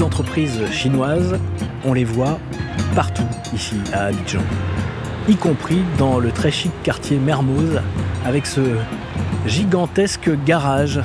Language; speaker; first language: French; native; French